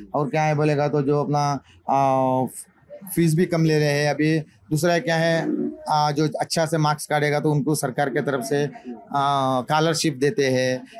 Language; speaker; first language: Hindi; non-native, local second language; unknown